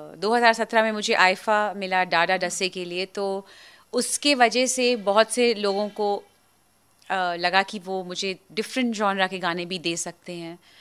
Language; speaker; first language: Hindi; native; Hindi